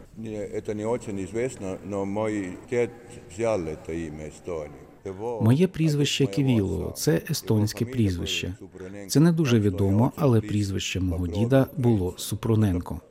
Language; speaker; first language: Ukrainian; non-native, fluent; Estonian